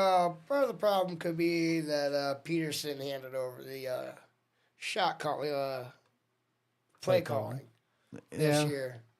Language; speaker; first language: English; native; English